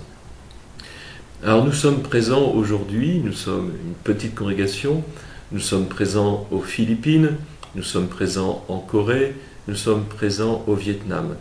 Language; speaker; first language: French; native; French